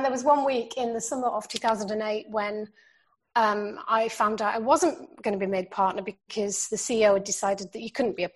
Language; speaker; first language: English; native; English